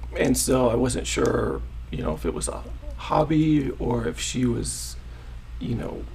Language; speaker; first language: English; native; English